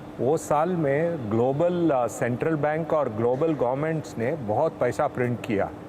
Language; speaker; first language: Hindi; non-native, local second language; Tamil